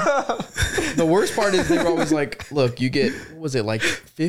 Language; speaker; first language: English; native; English